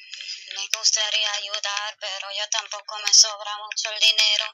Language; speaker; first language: Spanish; non-native, fluent; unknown